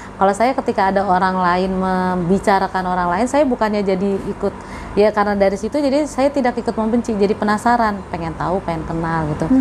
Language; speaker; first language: Indonesian; native; Indonesian